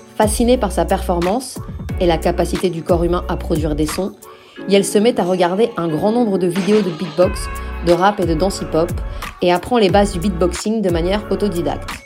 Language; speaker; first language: French; native; French